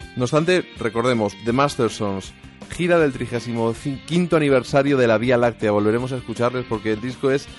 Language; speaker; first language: Spanish; native; Spanish